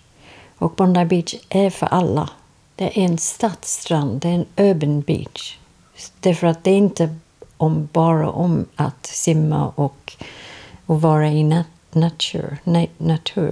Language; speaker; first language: Swedish; non-native, fluent; English